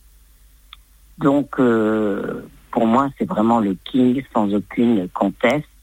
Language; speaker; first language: French; native; French